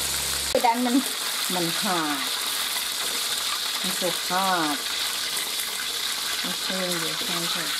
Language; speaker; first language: German; non-native, learner; Thai